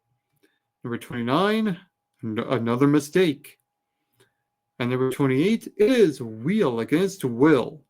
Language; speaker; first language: English; native; English